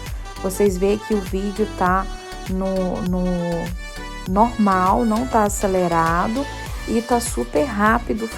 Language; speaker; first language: Portuguese; native; Portuguese